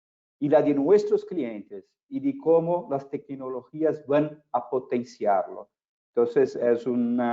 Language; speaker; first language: Spanish; non-native, fluent; Portuguese